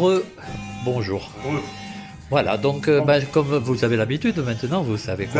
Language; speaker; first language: French; native; French